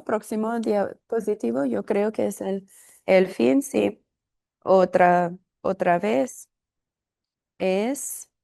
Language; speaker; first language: Spanish; non-native, fluent; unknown